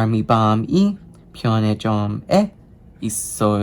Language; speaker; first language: Korean; non-native, learner; English